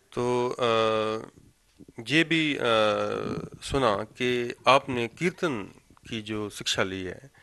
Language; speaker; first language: Hindi; non-native, local second language; Punjabi